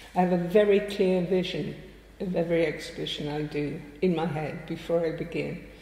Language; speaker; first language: English; native; English